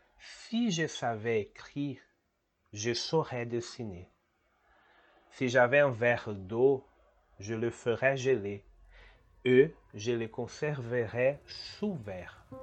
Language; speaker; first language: French; non-native, fluent; Portuguese